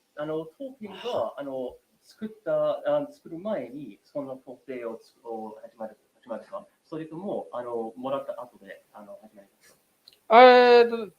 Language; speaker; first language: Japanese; non-native, learner; English